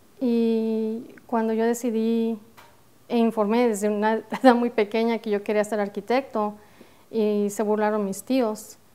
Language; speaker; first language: Spanish; native; Spanish